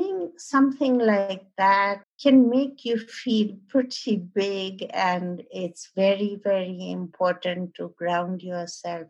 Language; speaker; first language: English; non-native, local second language; Nepali